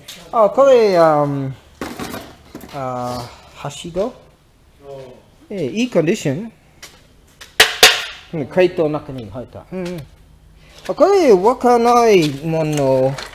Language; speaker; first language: Japanese; non-native, learner; English